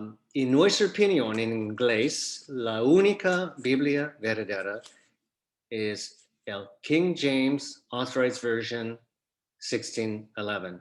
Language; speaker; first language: Spanish; non-native, fluent; English